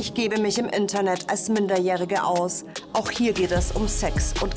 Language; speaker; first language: German; native; German